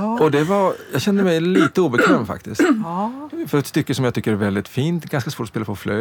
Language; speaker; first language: Swedish; native; Swedish